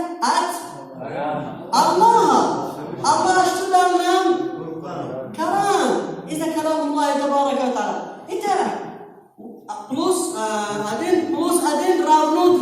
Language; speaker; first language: Russian; non-native, learner; Arabic